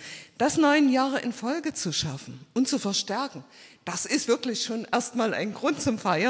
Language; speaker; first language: German; native; German